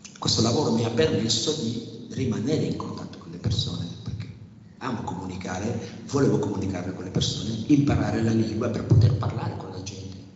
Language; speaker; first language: Italian; non-native, fluent; Wolof